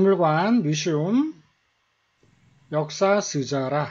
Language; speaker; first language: Korean; native; Korean